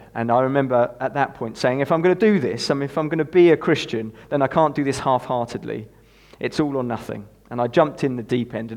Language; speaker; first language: English; native; English